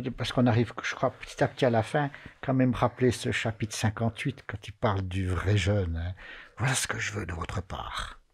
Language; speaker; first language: French; native; French